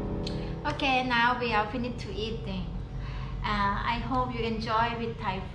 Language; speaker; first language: English; non-native, learner; Thai